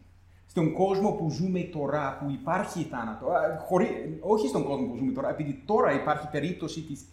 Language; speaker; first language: Greek; non-native, fluent; English